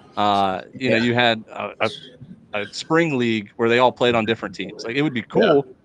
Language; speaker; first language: English; native; English